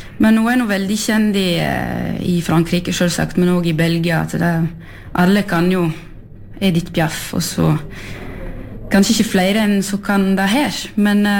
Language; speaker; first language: Norwegian; early bilingual, heritage; French